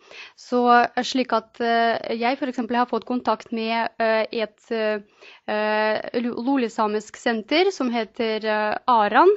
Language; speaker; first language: Norwegian; non-native, fluent; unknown